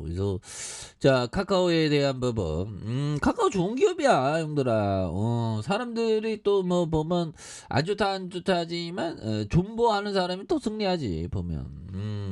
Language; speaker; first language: Korean; native; Korean